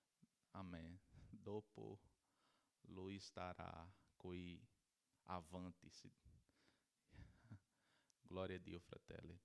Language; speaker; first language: Italian; non-native, learner; Portuguese